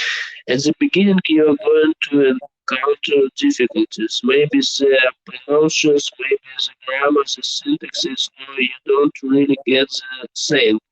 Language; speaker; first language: English; non-native, learner; Belarusian